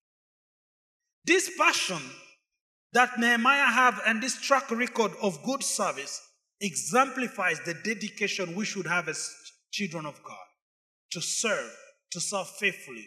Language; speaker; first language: English; non-native, fluent; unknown